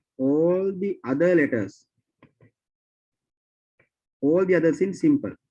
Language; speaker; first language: English; non-native, local second language; Sinhala